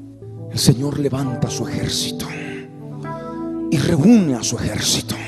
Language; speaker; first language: Spanish; native; Spanish